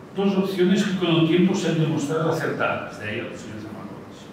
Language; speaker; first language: Spanish; non-native, local second language; Catalan